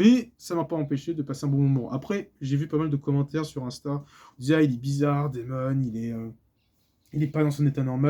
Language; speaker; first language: French; native; French